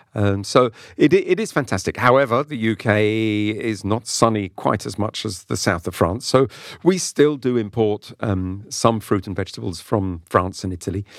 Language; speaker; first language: English; non-native, local second language; French